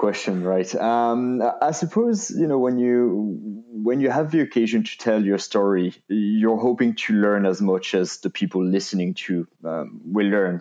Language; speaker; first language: English; non-native, fluent; French